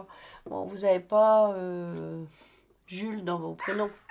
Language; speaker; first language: French; native; French